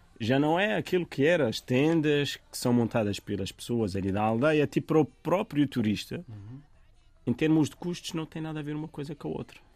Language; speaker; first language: Portuguese; non-native, fluent; Arabic